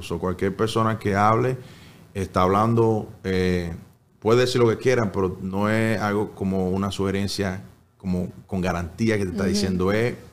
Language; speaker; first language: Spanish; early bilingual, heritage; Spanish